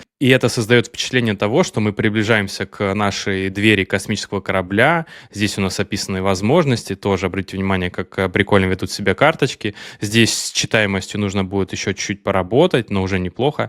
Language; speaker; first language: Russian; native; Russian